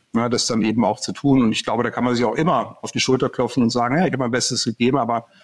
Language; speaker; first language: German; native; German